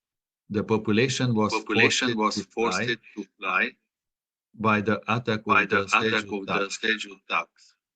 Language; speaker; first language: English; non-native, fluent; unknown